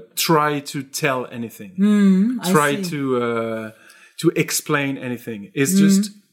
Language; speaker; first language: English; non-native, fluent; French